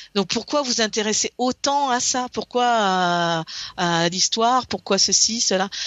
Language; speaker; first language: French; native; French